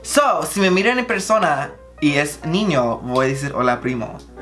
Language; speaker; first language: Spanish; early bilingual, heritage; Spanish